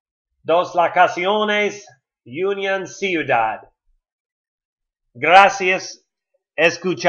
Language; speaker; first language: Spanish; non-native, learner; English